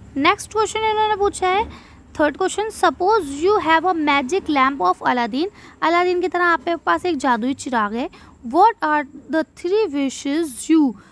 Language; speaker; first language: Hindi; native; Hindi